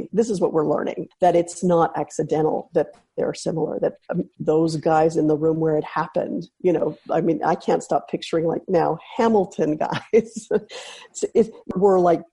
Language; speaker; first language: English; native; English